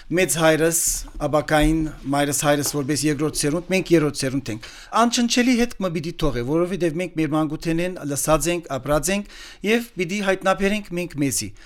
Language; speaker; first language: Armenian; early bilingual, heritage; Armenian